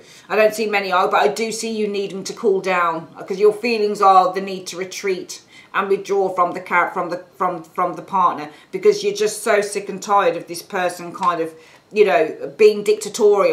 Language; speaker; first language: English; native; English